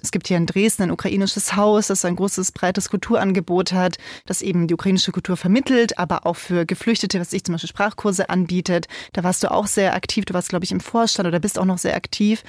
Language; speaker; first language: German; native; German